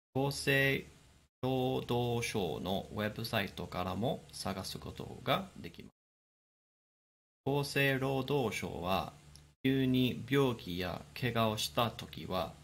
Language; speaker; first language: Japanese; non-native, fluent; English